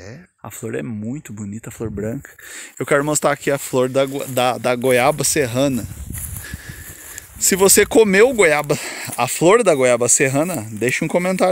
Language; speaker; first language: Portuguese; native; Portuguese